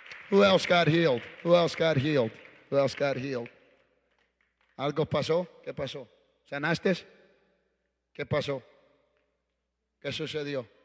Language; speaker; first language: Spanish; early bilingual, heritage; Spanish